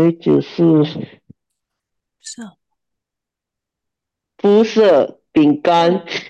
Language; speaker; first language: Chinese; non-native, learner; Japanese